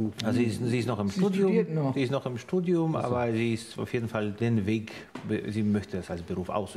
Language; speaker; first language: German; non-native, fluent; Ukrainian